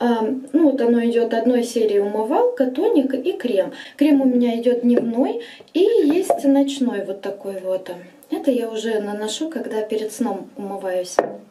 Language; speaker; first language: Russian; native; Russian